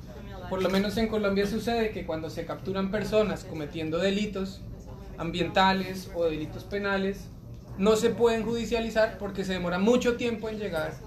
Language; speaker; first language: Spanish; native; Spanish